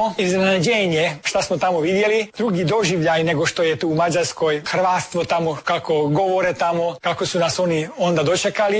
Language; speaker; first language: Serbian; early bilingual, heritage; Serbian